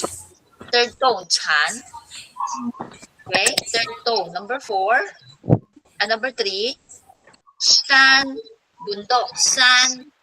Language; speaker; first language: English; non-native, local second language; Filipino